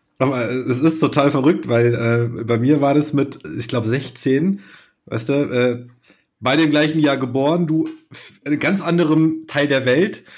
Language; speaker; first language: German; native; German